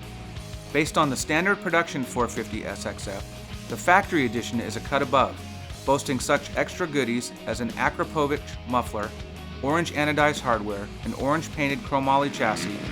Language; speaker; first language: English; native; English